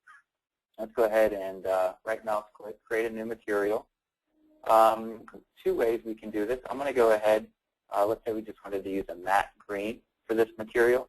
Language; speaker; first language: English; native; English